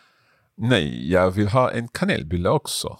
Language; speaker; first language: Swedish; non-native, learner; English